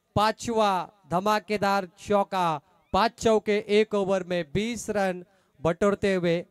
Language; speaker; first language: Hindi; non-native, local second language; Marathi